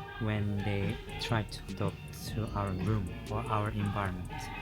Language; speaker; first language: English; non-native, learner; Korean